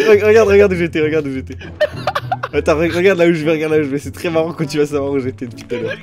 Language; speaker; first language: French; native; French